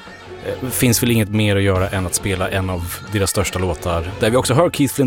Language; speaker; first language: Swedish; native; Swedish